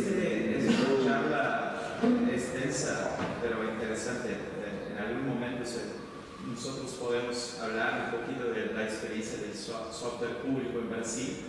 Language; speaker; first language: Spanish; non-native, fluent; Portuguese